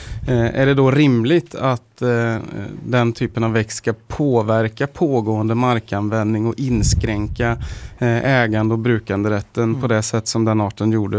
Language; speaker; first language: Swedish; native; Swedish